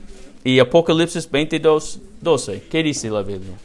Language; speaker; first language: Spanish; non-native, learner; English